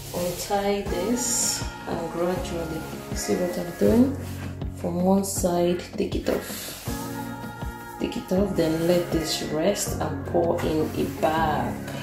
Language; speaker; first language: English; non-native, local second language; Igbo